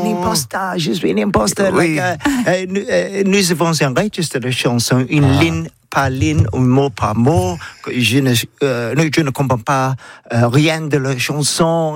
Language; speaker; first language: French; non-native, learner; English